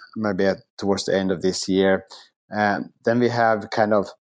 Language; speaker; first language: English; non-native, fluent; Swedish